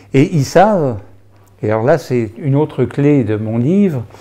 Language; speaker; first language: French; native; French